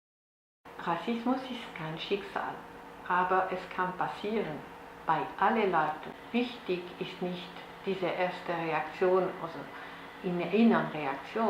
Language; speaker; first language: German; non-native, local second language; French